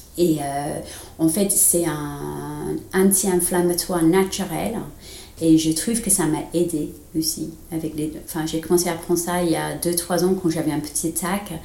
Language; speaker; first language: French; non-native, fluent; English